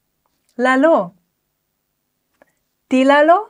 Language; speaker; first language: Greek; non-native, fluent; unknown